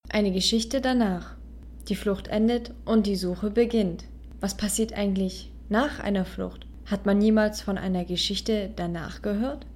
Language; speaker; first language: German; native; German